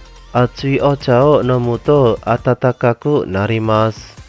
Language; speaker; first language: Japanese; non-native, fluent; Indonesian